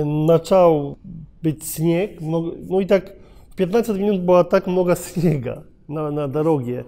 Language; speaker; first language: Russian; non-native, learner; Polish